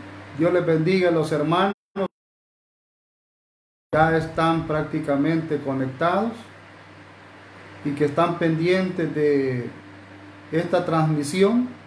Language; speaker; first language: Spanish; native; Spanish